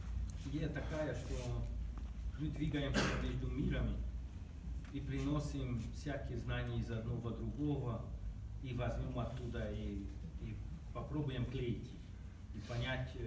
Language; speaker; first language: Russian; non-native, learner; Hungarian